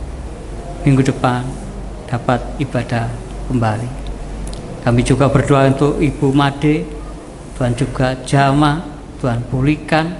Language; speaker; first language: Indonesian; native; Indonesian